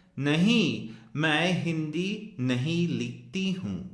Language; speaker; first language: Hindi; non-native, fluent; English